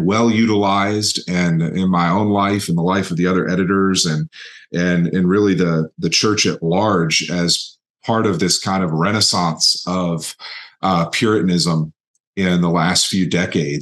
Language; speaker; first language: English; native; English